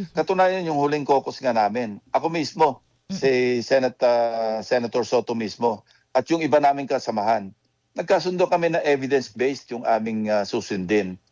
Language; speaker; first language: Filipino; native; Filipino